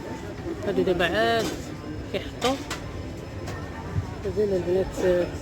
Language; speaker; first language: Arabic; native; Arabic